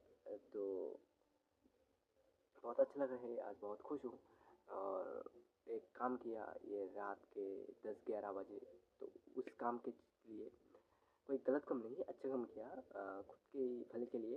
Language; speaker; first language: Hindi; non-native, local second language; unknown